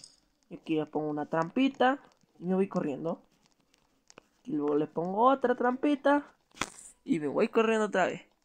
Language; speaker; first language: Spanish; native; Spanish